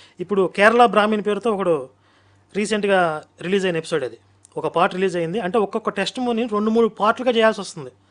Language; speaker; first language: Telugu; native; Telugu